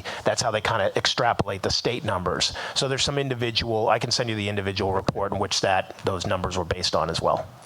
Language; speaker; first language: English; native; English